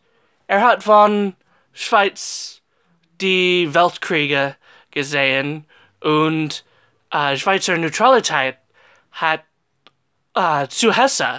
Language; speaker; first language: German; non-native, learner; English